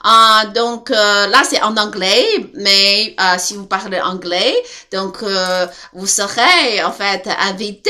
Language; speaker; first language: French; non-native, learner; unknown